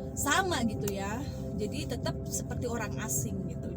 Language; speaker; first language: Indonesian; native; Indonesian